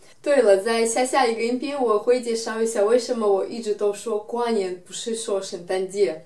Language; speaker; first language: Chinese; non-native, fluent; Russian